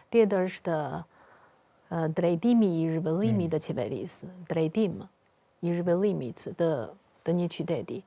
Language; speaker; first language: Albanian; non-native, fluent; Chinese